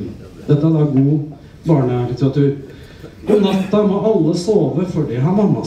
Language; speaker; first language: Norwegian; native; Norwegian